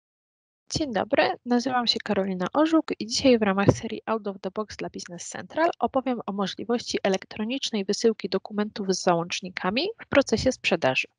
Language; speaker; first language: Polish; native; Polish